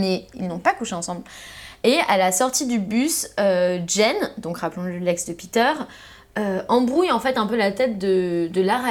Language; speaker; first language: French; native; French